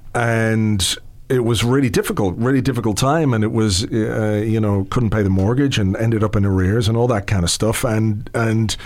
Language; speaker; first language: English; native; English